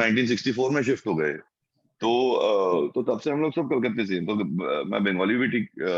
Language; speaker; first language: Hindi; non-native, local second language; Tamil